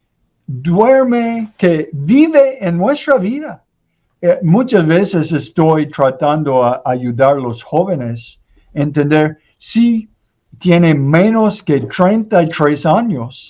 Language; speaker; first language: Spanish; non-native, learner; English